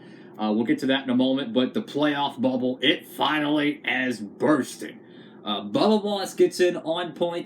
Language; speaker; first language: English; native; English